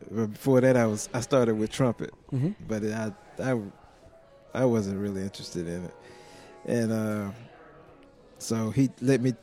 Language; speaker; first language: English; native; English